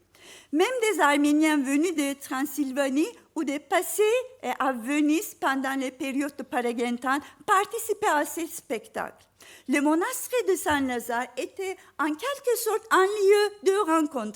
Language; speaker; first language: French; non-native, fluent; Turkish